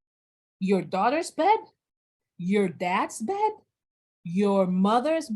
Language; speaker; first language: English; non-native, learner; Spanish